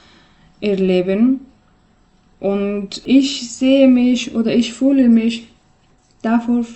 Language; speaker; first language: German; non-native, fluent; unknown